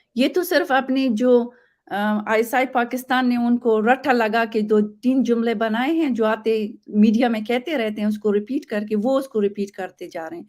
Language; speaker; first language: Urdu; non-native, fluent; Persian